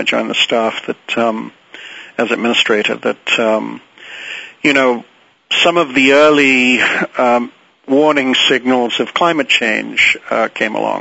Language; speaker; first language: English; native; English